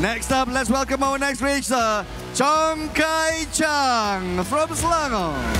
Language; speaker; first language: English; non-native, local second language; Malay